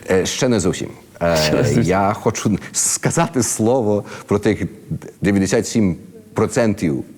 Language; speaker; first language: Ukrainian; early bilingual, heritage; Ukrainian